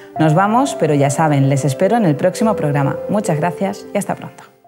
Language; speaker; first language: Spanish; native; Spanish